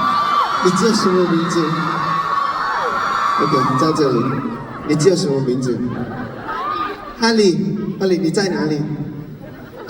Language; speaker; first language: Chinese; non-native, learner; Thai